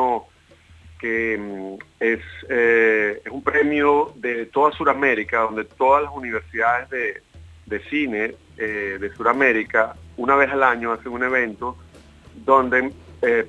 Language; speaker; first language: Spanish; native; Spanish